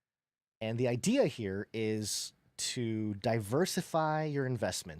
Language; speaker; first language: English; native; English